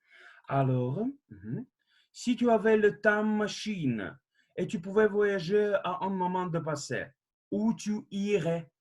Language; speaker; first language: French; non-native, fluent; Russian